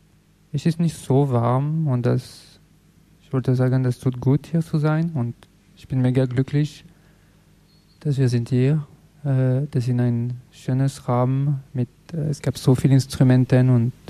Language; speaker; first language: German; non-native, learner; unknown